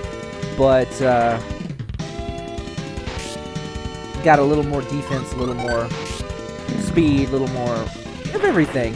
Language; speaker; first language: English; native; English